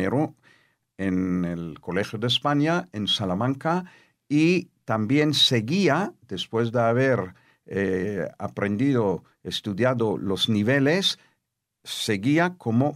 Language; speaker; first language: Spanish; non-native, fluent; Hebrew